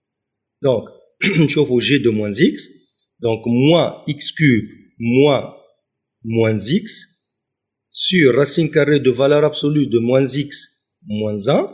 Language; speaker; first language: French; non-native, local second language; Arabic